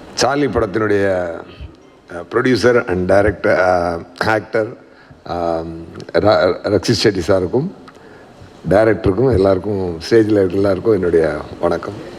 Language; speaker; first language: Tamil; native; Tamil